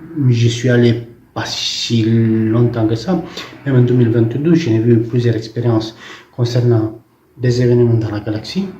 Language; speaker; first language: French; non-native, fluent; Romanian